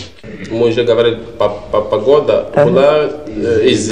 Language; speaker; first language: Russian; non-native, learner; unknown